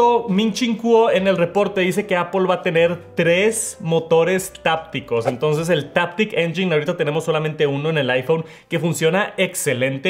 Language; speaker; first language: Spanish; native; Spanish